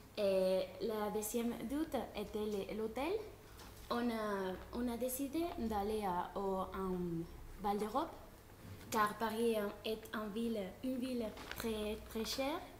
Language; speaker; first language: French; non-native, fluent; Spanish